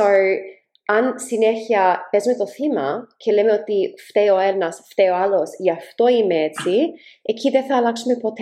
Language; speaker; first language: Greek; early bilingual, heritage; Greek